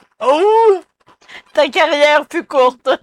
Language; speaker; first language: French; native; French